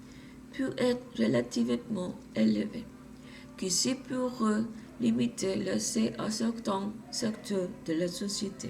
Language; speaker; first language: French; non-native, learner; Spanish